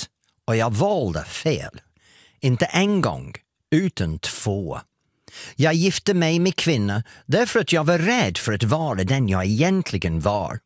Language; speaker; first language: Swedish; non-native, fluent; English